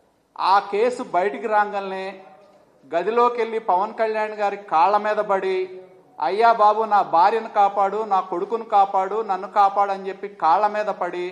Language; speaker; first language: Telugu; native; Telugu